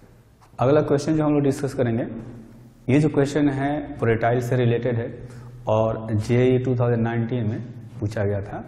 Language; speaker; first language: Hindi; native; Hindi